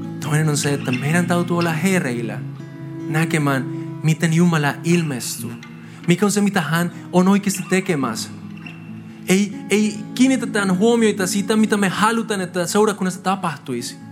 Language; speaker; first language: Finnish; non-native, fluent; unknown